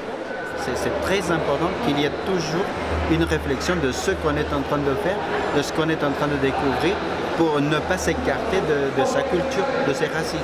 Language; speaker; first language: French; non-native, fluent; Spanish